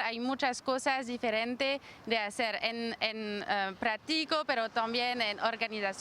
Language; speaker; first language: Spanish; non-native, learner; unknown